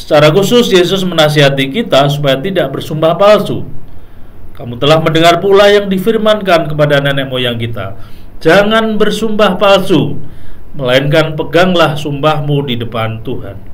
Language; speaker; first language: Indonesian; native; Indonesian